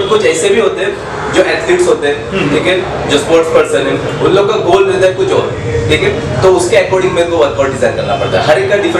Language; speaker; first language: Hindi; native; Hindi